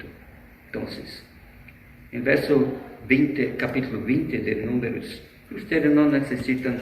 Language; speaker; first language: Spanish; non-native, fluent; Portuguese